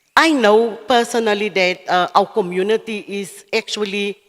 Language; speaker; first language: English; non-native, local second language; Afrikaans